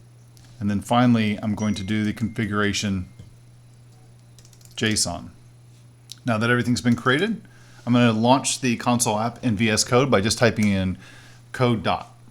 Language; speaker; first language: English; native; English